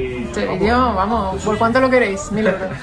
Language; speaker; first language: Spanish; native; Spanish